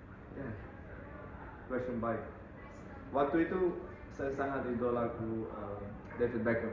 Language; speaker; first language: Indonesian; non-native, fluent; Dutch